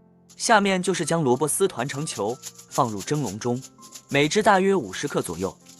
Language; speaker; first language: Chinese; native; Chinese